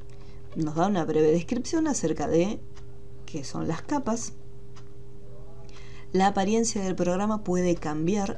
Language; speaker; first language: Spanish; native; Spanish